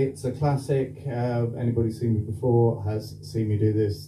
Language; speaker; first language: English; native; English